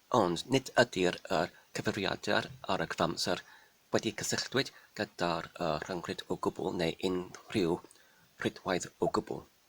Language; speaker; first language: Welsh; non-native, fluent; German